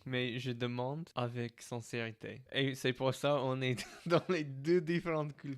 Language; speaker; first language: French; non-native, fluent; English